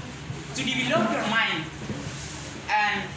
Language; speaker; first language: English; non-native, learner; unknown